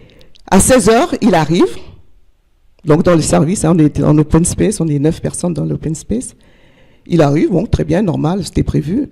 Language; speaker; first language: French; native; French